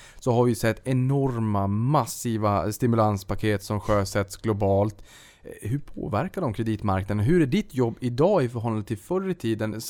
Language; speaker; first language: Swedish; native; Swedish